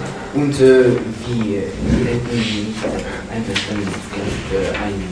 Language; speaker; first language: German; non-native, learner; French